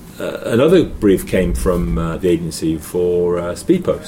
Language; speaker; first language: English; native; English